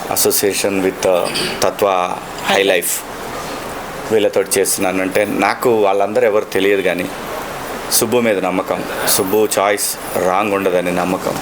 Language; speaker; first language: Telugu; native; Telugu